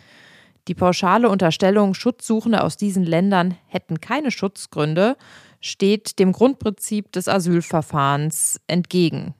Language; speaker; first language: German; native; German